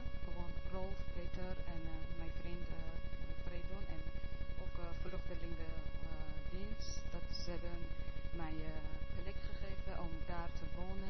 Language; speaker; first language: Dutch; non-native, learner; Persian